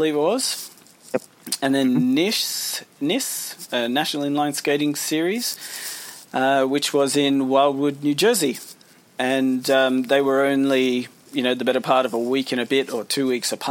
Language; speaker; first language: English; native; English